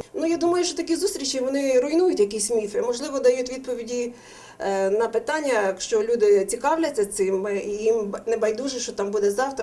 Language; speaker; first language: Ukrainian; native; Ukrainian